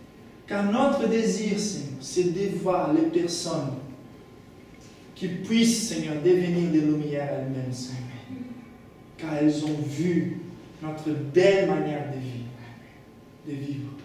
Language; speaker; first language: French; non-native, fluent; Portuguese